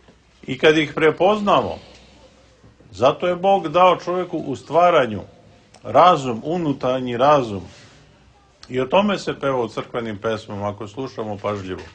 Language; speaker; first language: Serbian; native; Serbian